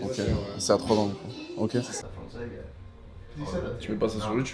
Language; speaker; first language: French; native; French